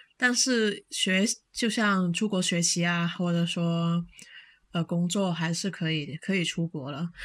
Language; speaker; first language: Chinese; non-native, local second language; Cantonese